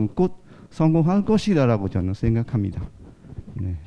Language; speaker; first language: Korean; non-native, fluent; Burmese